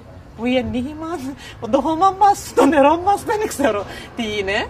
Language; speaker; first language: Greek; non-native, local second language; Turkish